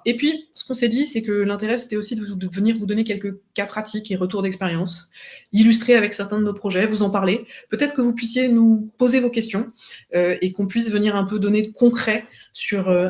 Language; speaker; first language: French; native; French